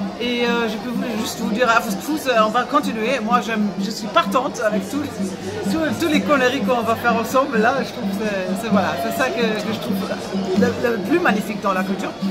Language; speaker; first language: French; non-native, fluent; German